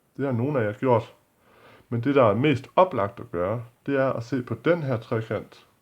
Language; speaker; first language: Danish; native; Danish